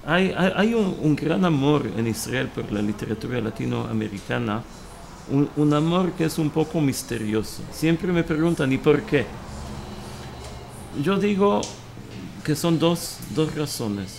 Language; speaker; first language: Spanish; early bilingual, heritage; Hebrew